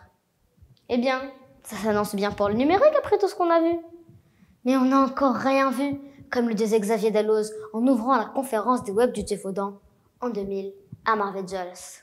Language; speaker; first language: French; non-native, local second language; Arabic